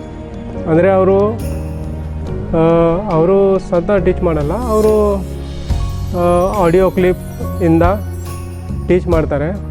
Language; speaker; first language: Kannada; non-native, local second language; Marathi